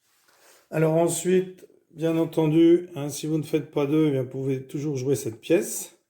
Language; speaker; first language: French; native; French